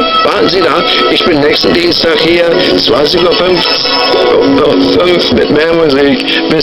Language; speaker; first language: German; non-native, fluent; English